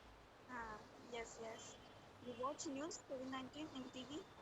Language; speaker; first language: English; non-native, learner; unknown